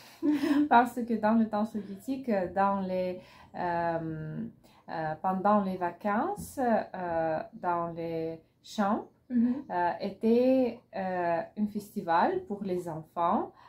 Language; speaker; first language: French; non-native, learner; Russian